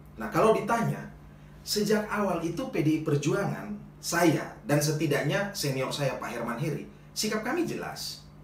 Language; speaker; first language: Indonesian; native; Indonesian